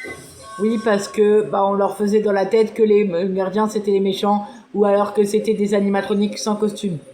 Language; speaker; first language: French; native; French